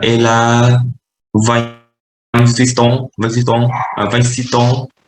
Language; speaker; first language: French; non-native, learner; Vietnamese